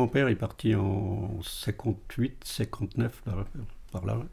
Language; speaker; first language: French; early bilingual, other home language; Arabic